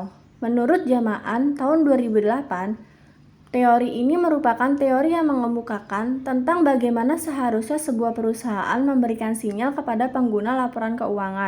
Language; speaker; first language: Indonesian; native; Indonesian